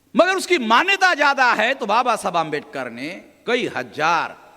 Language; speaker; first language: Hindi; non-native, local second language; Marathi